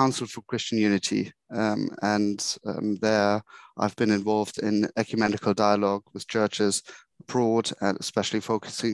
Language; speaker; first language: English; non-native, fluent; German